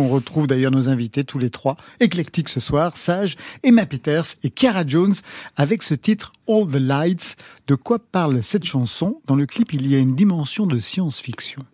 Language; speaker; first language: French; native; French